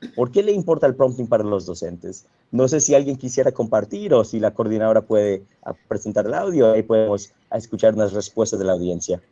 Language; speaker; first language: Spanish; early bilingual, heritage; Spanish